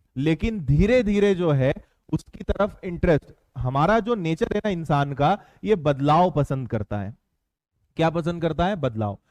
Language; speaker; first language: Hindi; native; Hindi